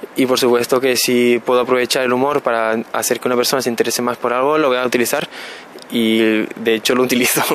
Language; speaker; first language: Spanish; native; Spanish